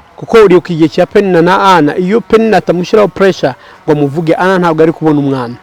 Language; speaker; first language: Kinyarwanda; early bilingual, heritage; Kinyarwanda